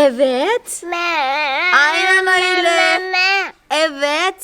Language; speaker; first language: Turkish; non-native, fluent; Portuguese